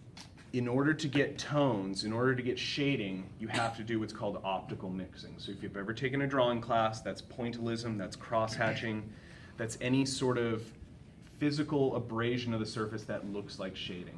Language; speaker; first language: English; native; English